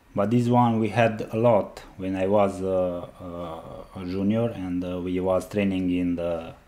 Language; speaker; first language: English; non-native, learner; Romanian